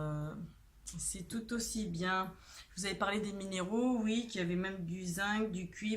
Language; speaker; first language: French; native; French